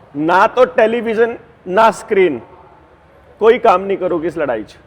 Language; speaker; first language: Hindi; non-native, local second language; Punjabi